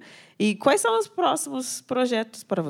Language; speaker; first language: Portuguese; non-native, fluent; English